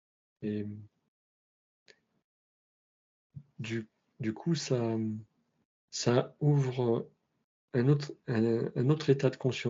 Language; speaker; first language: French; native; French